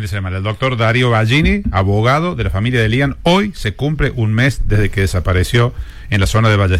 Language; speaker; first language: Spanish; native; Spanish